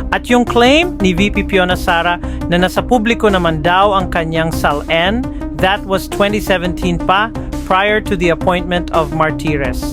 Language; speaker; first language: English; non-native, local second language; Filipino